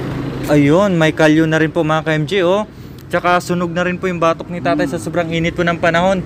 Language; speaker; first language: Filipino; native; Filipino